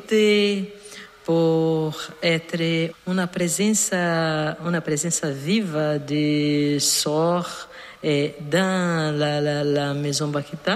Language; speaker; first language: French; non-native, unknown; Portuguese